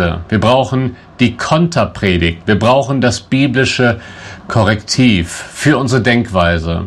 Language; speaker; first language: German; native; German